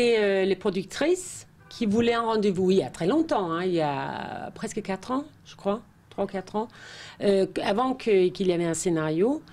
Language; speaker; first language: French; non-native, fluent; Danish